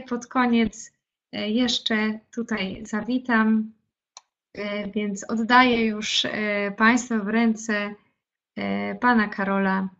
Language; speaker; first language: Polish; native; Polish